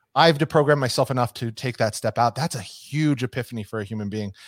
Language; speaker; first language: English; native; English